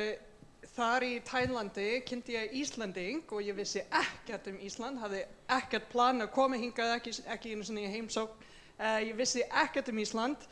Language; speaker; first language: Icelandic; non-native, fluent; English